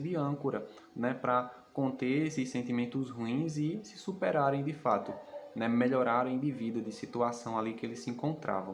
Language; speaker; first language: Portuguese; native; Portuguese